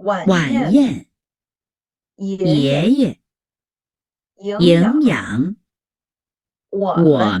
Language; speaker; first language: Chinese; non-native, learner; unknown